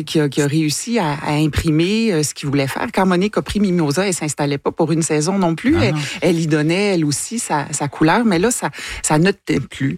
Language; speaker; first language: French; native; French